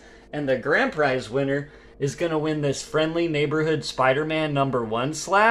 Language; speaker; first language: English; native; English